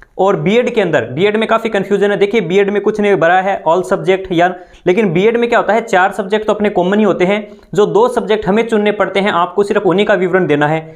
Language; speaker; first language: Hindi; native; Hindi